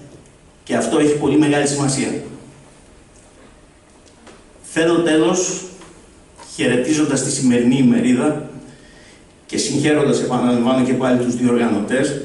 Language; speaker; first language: Greek; native; Greek